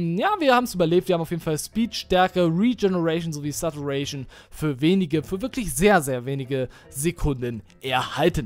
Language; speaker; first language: German; native; German